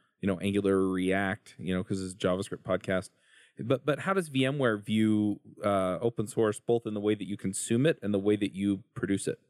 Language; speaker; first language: English; native; English